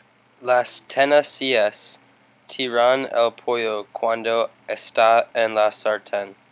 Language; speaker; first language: Spanish; non-native, learner; English